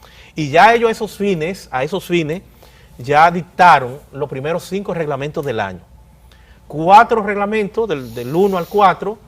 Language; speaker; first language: Spanish; native; Spanish